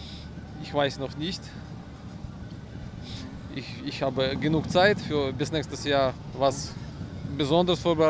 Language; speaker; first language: German; non-native, learner; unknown